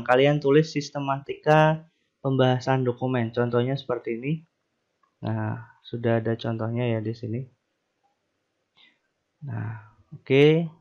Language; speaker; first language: Indonesian; native; Indonesian